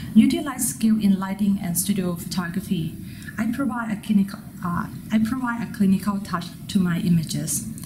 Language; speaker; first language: English; non-native, fluent; Thai